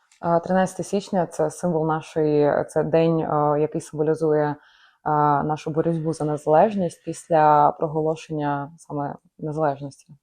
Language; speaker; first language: Ukrainian; non-native, fluent; Lithuanian